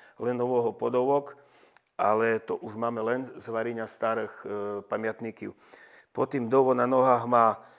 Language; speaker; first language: Slovak; non-native, local second language; Rusyn